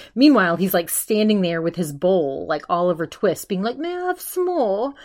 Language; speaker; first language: English; native; English